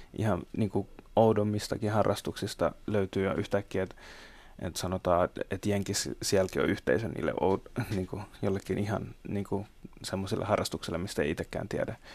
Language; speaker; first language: Finnish; early bilingual, other home language; Bangla